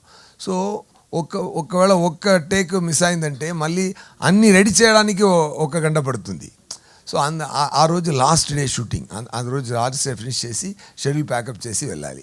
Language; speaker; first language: Telugu; non-native, fluent; Tamil